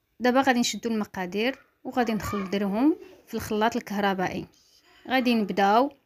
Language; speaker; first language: Arabic; native; Arabic